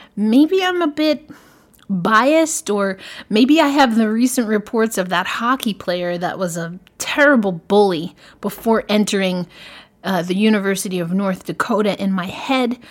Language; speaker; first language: English; native; English